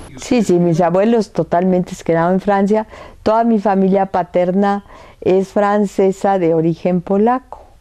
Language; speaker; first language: Spanish; early bilingual, other home language; French